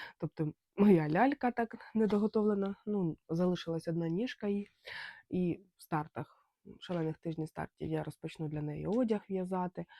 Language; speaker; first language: Ukrainian; non-native, local second language; Russian